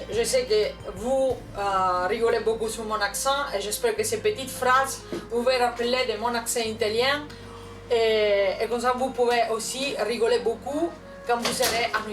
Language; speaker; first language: French; non-native, learner; Italian